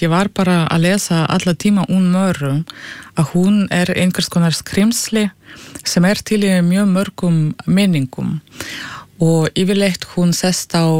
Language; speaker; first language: Icelandic; non-native, fluent; Russian